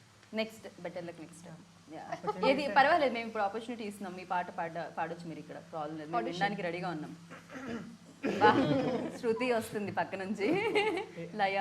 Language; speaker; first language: Telugu; native; Telugu